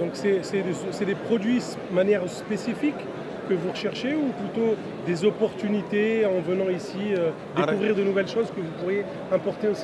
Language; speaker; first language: French; native; French